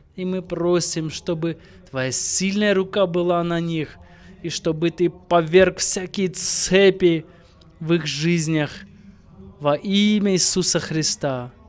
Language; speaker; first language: Russian; non-native, local second language; Armenian